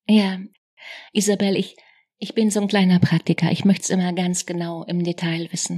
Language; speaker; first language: German; native; German